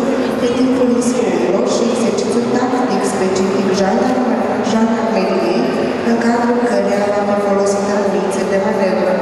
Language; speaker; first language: Romanian; native; Romanian